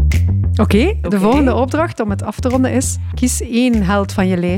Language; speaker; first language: Dutch; native; Dutch